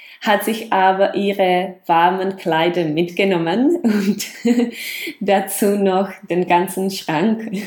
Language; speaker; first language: German; non-native, fluent; Czech